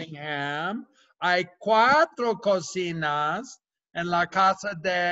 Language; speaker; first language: Spanish; non-native, fluent; English